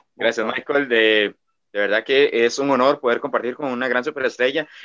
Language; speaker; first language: Spanish; native; Spanish